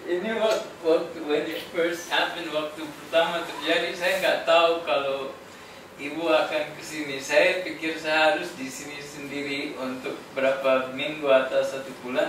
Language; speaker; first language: Indonesian; non-native, fluent; English